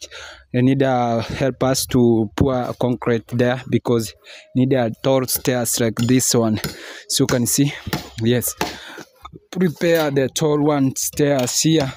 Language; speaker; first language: English; non-native, learner; Swahili